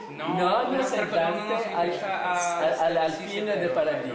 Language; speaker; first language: Italian; non-native, learner; English